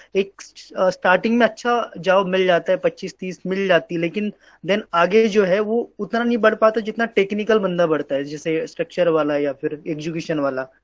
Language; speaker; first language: Hindi; native; Hindi